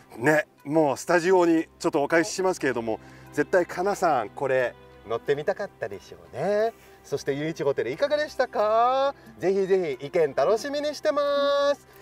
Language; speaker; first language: Japanese; non-native, fluent; French